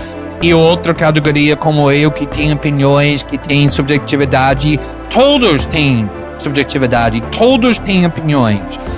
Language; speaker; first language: Portuguese; non-native, fluent; English